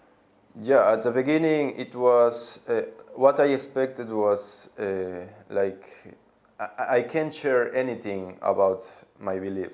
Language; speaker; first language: English; non-native, learner; Spanish